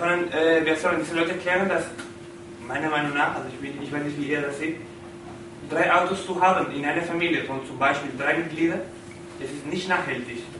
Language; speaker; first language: German; non-native, learner; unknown